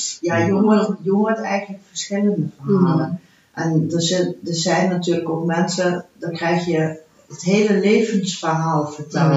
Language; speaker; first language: Dutch; early bilingual, heritage; Dutch